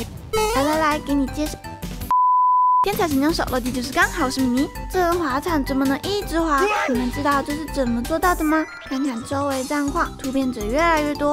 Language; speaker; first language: Chinese; native; Chinese